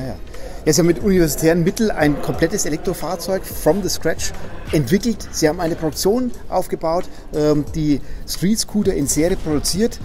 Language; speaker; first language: German; native; German